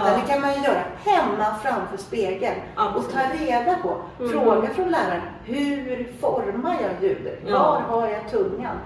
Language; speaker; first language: Swedish; native; Swedish